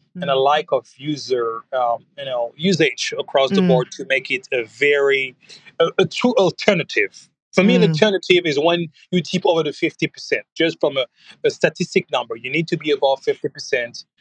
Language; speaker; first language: English; non-native, fluent; French